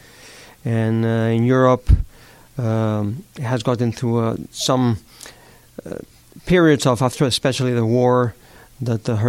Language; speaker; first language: English; non-native, fluent; Spanish